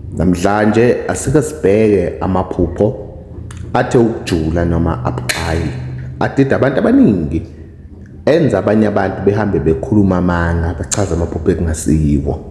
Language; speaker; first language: Zulu; native; Zulu